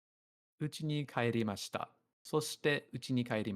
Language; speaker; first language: Japanese; non-native, learner; English